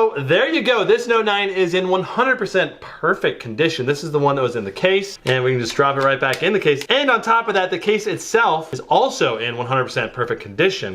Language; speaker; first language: English; native; English